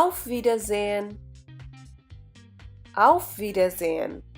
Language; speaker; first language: German; non-native, fluent; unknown